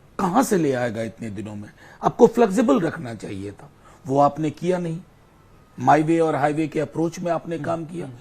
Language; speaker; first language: Hindi; non-native, local second language; Maithili